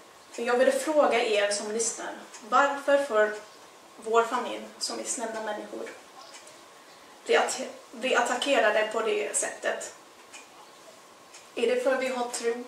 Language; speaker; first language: Swedish; non-native, fluent; English